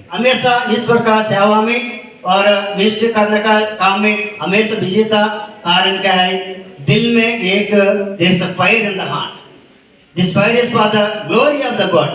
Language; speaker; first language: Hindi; non-native, local second language; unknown